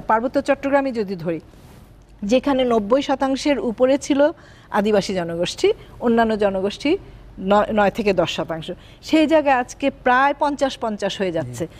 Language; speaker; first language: Bangla; native; Bangla